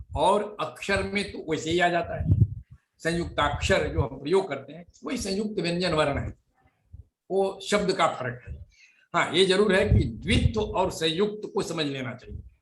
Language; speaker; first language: Hindi; native; Hindi